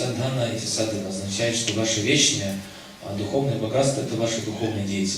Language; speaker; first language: Russian; native; Russian